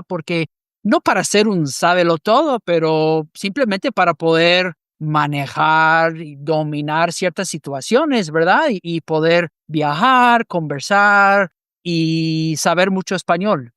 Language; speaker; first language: Spanish; non-native, fluent; English